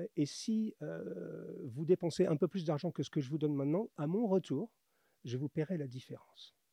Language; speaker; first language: French; native; French